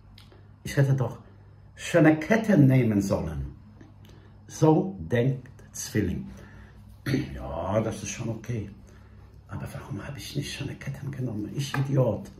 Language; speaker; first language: German; non-native, fluent; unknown